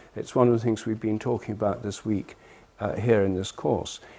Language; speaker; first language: English; native; English